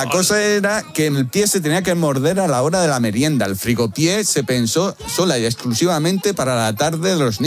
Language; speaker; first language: Spanish; native; Spanish